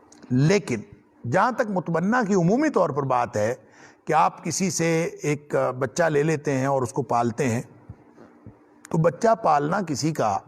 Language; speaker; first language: Urdu; native; Urdu